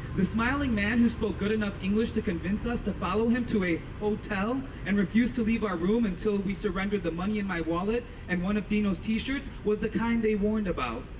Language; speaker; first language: English; native; English